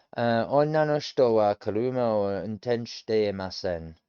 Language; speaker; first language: Japanese; non-native, learner; English